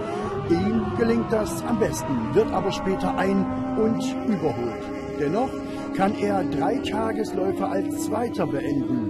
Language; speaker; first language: German; native; German